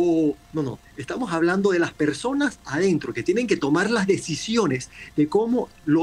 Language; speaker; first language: Spanish; native; Spanish